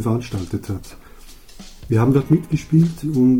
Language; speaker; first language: German; native; German